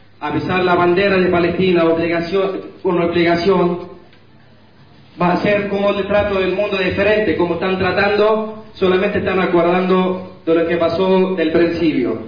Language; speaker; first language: Spanish; non-native, fluent; Arabic